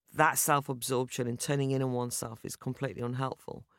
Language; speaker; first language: English; native; English